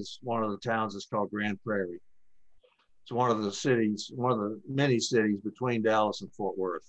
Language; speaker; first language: English; native; English